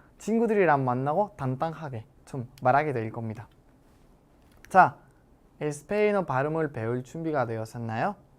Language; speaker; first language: Korean; non-native, fluent; Spanish